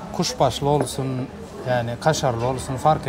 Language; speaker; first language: Turkish; early bilingual, heritage; Turkish